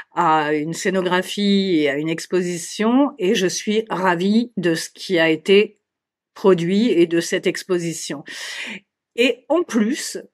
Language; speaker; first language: French; native; French